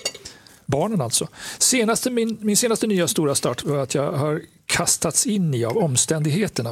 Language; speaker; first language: Swedish; native; Swedish